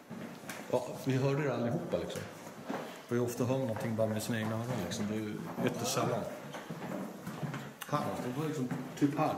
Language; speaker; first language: Swedish; native; Swedish